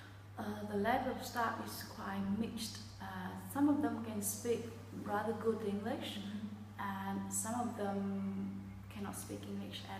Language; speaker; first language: English; non-native, fluent; Vietnamese